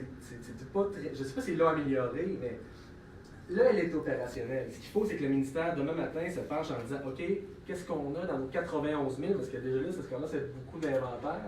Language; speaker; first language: French; native; French